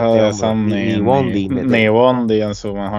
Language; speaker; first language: Spanish; native; Spanish